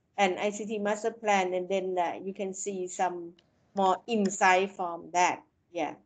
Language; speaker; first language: English; non-native, fluent; Thai